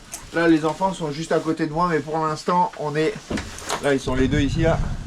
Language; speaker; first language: French; native; French